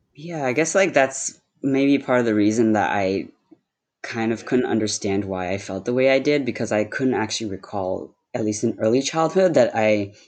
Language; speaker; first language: English; early bilingual, other home language; Wu Chinese